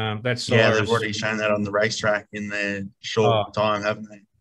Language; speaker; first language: English; native; English